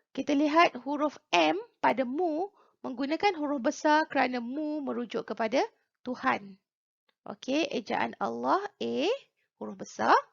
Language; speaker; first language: Malay; native; Malay